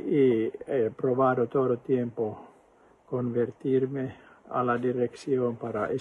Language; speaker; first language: Spanish; non-native, fluent; Finnish